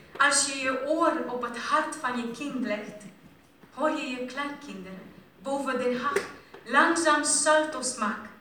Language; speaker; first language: Dutch; non-native, fluent; Romanian